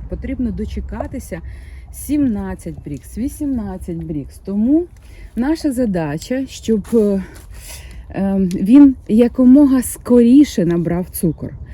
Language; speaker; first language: Ukrainian; native; Ukrainian